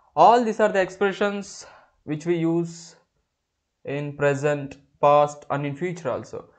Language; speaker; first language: English; non-native, local second language; Telugu